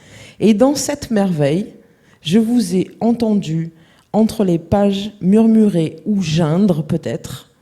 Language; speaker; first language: French; native; French